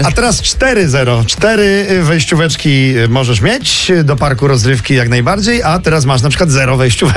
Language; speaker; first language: Polish; native; Polish